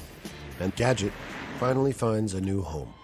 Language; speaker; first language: English; native; English